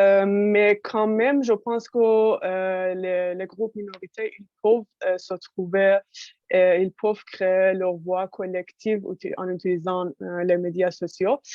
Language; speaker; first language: French; non-native, fluent; Persian